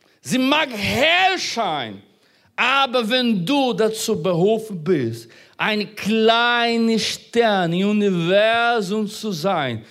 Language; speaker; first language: German; non-native, fluent; Portuguese